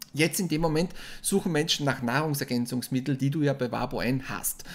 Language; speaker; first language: German; native; German